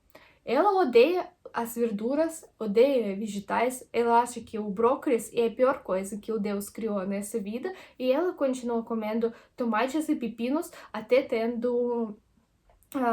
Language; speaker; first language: Portuguese; non-native, fluent; Russian